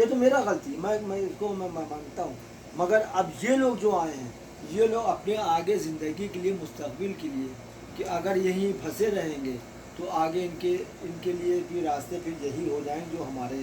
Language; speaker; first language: Hindi; native; Hindi